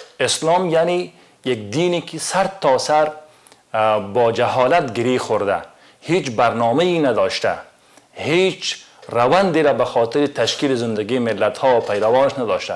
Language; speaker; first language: Persian; native; Persian